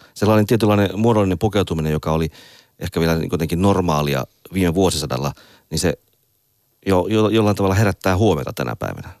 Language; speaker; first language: Finnish; native; Finnish